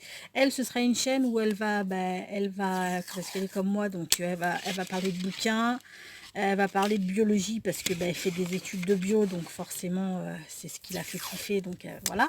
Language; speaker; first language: French; native; French